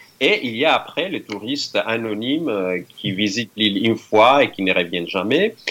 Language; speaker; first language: French; non-native, fluent; Greek